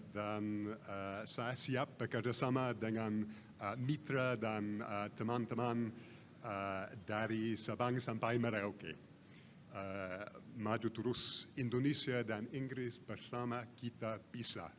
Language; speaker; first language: Indonesian; non-native, fluent; English